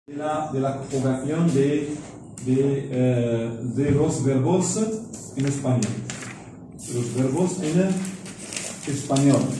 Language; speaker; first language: Spanish; non-native, fluent; Arabic